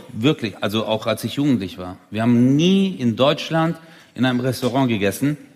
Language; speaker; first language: German; early bilingual, other home language; Turkish